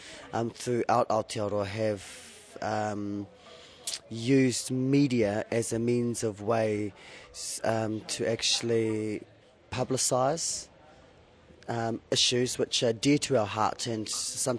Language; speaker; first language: English; native; English